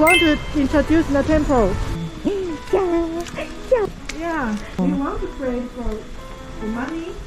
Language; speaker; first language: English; non-native, learner; Korean